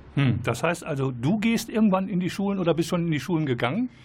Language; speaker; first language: German; native; German